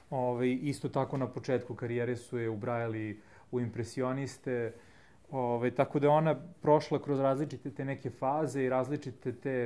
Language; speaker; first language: Serbian; native; Serbian